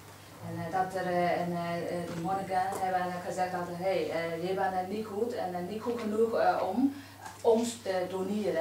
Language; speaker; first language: Dutch; non-native, learner; Burmese